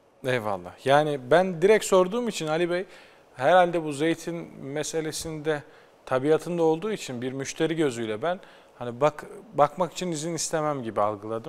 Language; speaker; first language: Turkish; native; Turkish